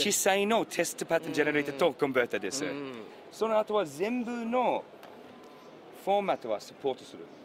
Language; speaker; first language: Japanese; non-native, learner; English